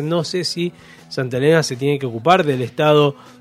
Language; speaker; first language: Spanish; native; Spanish